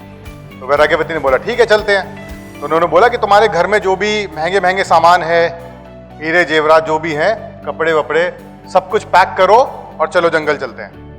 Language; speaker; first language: Hindi; native; Hindi